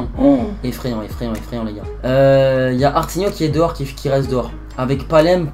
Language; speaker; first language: French; native; French